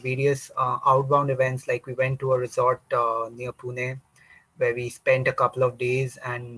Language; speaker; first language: English; non-native, local second language; Bangla